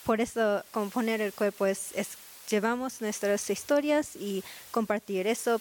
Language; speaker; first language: Spanish; non-native, learner; Japanese